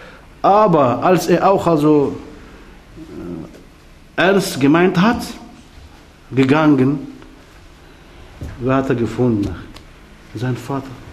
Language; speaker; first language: German; non-native, learner; Arabic